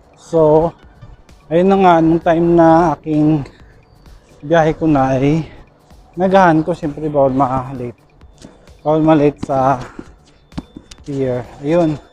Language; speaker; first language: Filipino; non-native, local second language; Cebuano